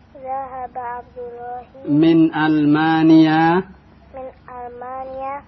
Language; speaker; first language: Arabic; non-native, learner; Indonesian